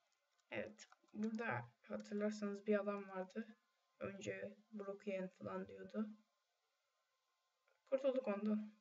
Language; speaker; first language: Turkish; native; Turkish